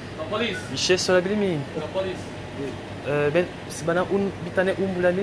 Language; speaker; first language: Turkish; non-native, learner; French